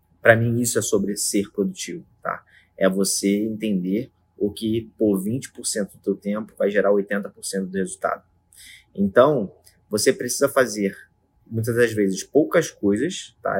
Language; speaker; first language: Portuguese; native; Portuguese